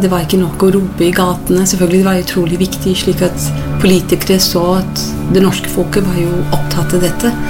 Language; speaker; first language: Norwegian; non-native, fluent; English